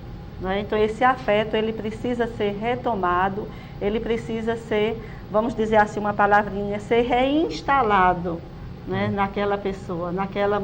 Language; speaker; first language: Portuguese; native; Portuguese